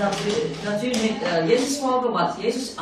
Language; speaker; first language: Dutch; non-native, learner; Indonesian